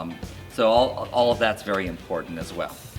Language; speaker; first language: English; native; English